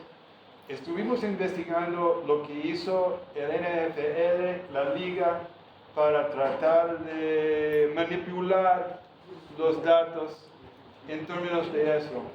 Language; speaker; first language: Spanish; non-native, fluent; English